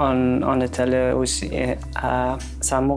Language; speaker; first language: French; non-native, learner; Persian